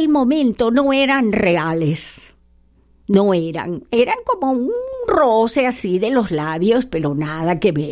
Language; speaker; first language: Spanish; native; Spanish